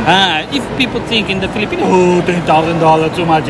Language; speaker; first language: English; non-native, learner; Portuguese